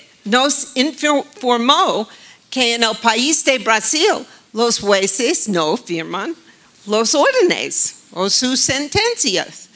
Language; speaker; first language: Spanish; non-native, fluent; English